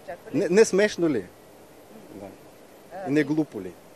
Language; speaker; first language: Bulgarian; non-native, fluent; Russian